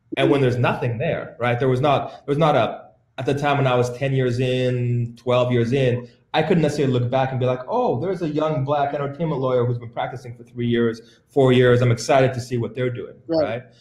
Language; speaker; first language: English; native; English